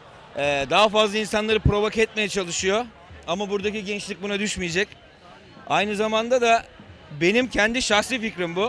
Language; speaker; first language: Turkish; native; Turkish